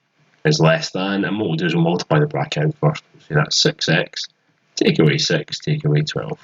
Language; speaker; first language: English; native; English